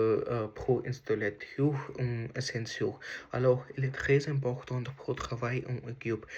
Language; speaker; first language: French; non-native, learner; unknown